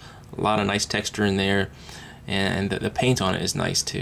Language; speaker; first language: English; native; English